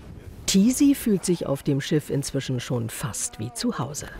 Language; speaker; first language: German; native; German